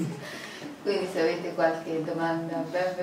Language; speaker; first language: Italian; native; Italian